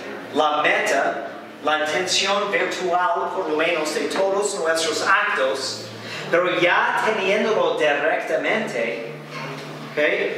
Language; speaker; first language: Spanish; non-native, fluent; English